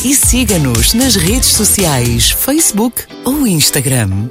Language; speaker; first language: Portuguese; native; Portuguese